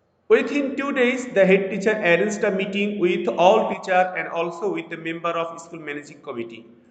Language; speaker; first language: English; non-native, local second language; Bangla